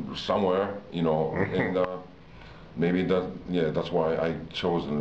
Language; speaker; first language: English; non-native, fluent; Japanese